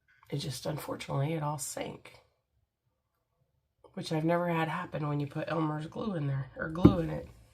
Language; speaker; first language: English; native; English